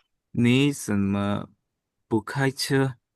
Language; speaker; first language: Chinese; non-native, learner; Indonesian